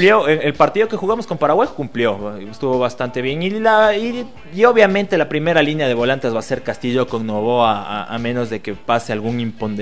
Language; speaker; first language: Spanish; native; Spanish